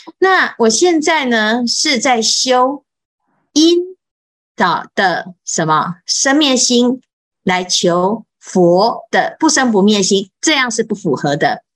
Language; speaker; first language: Chinese; native; Chinese